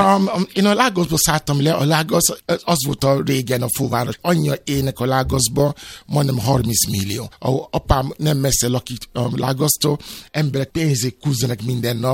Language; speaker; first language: Hungarian; non-native, fluent; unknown